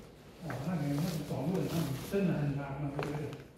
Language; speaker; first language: Chinese; native; Chinese